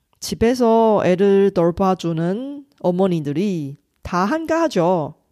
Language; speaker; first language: Korean; non-native, fluent; Chinese